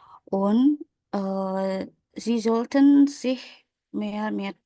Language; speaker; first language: German; non-native, learner; Indonesian